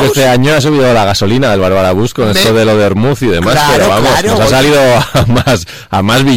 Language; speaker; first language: Spanish; native; Spanish